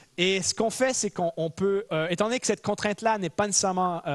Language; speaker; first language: French; native; French